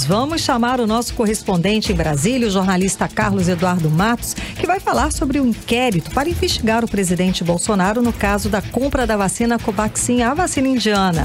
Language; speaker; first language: Portuguese; native; Portuguese